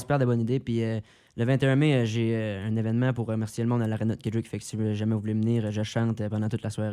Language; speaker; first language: French; native; French